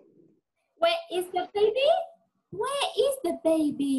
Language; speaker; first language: English; non-native, fluent; Vietnamese